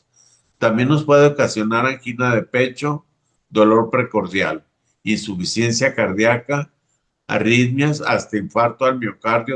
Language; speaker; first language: Spanish; native; Spanish